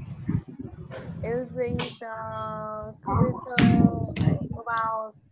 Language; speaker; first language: English; non-native, learner; Vietnamese